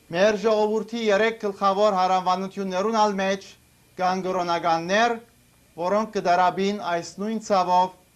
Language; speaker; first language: Armenian; early bilingual, heritage; Armenian